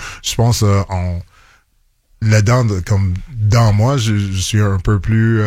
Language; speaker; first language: French; non-native, local second language; English